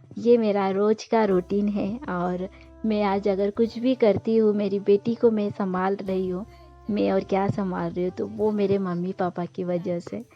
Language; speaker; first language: Hindi; non-native, local second language; Bangla